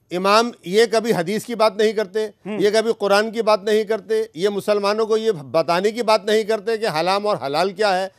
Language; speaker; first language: Hindi; native; Hindi